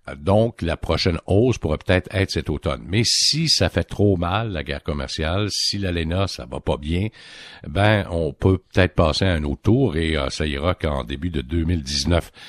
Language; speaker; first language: French; native; French